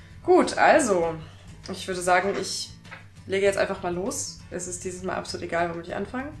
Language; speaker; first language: German; native; German